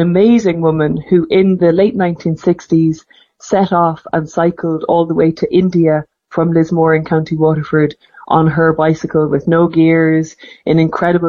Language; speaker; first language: English; native; English